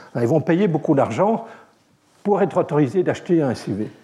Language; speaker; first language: French; native; French